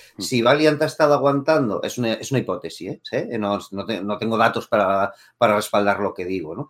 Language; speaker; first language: Spanish; native; Spanish